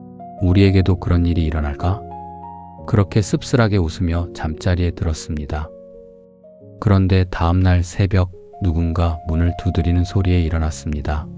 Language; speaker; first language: Korean; native; Korean